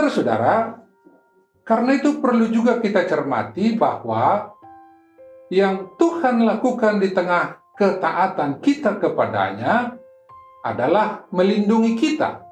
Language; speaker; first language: Malay; native; Malay